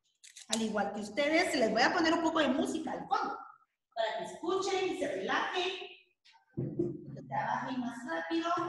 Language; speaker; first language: Spanish; native; Spanish